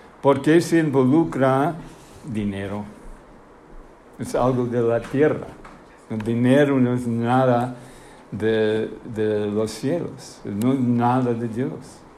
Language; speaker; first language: Spanish; non-native, fluent; English